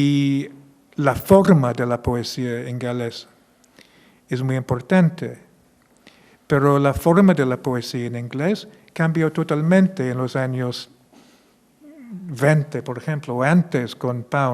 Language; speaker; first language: Spanish; non-native, fluent; English